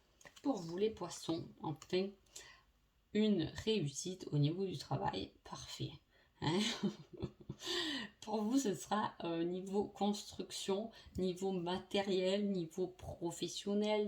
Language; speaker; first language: French; native; French